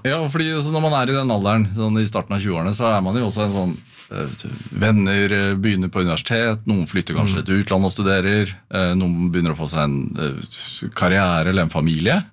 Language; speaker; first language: Norwegian; native; Norwegian